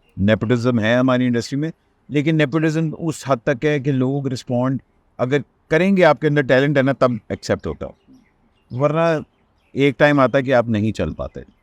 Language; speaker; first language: Urdu; native; Urdu